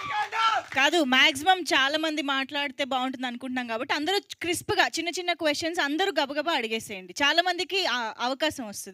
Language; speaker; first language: Telugu; native; Telugu